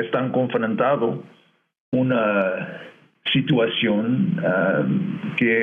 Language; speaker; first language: Spanish; non-native, fluent; English